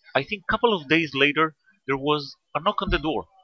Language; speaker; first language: English; non-native, fluent; Hebrew